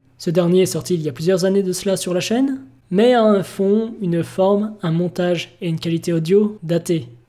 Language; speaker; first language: French; native; French